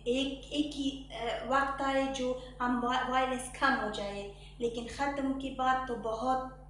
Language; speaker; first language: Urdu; non-native, learner; Persian